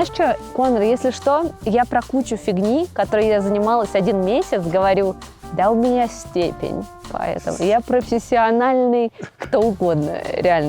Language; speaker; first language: Russian; native; Russian